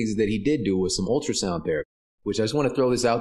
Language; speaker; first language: English; native; English